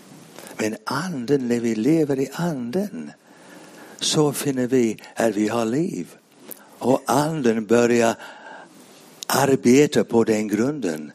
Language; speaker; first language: Swedish; non-native, fluent; English